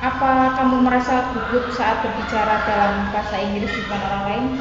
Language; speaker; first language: Indonesian; native; Indonesian